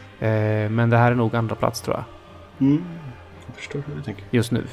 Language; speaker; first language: Swedish; native; Swedish